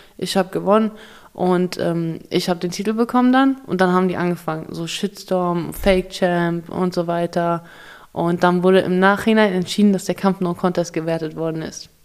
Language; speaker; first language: German; early bilingual, other home language; Russian